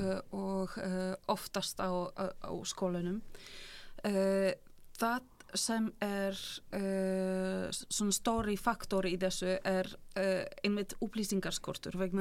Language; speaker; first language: Icelandic; non-native, fluent; Polish